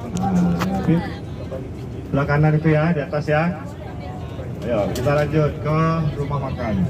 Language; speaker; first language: Indonesian; native; Indonesian